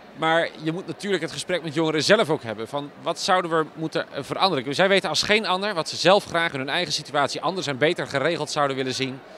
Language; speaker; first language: Dutch; native; Dutch